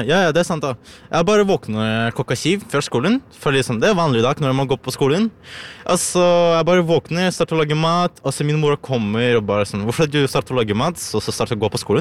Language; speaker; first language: Norwegian; early bilingual, other home language; Ukrainian